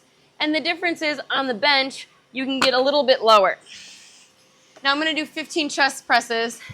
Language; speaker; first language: English; native; English